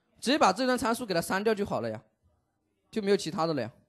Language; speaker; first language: Chinese; native; Chinese